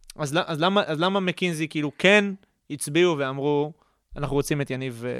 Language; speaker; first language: Hebrew; native; Hebrew